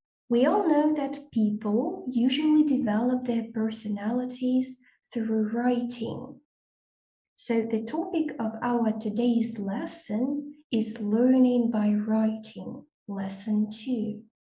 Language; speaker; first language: English; non-native, fluent; Russian